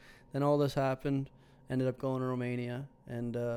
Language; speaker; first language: English; native; English